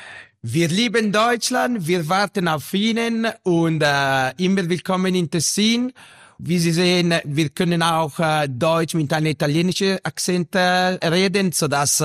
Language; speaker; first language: German; non-native, local second language; Italian